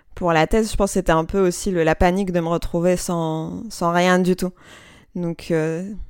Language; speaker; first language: French; non-native, local second language; Arabic